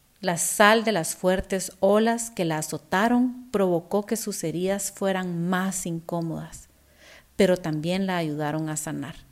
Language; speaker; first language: Spanish; native; Spanish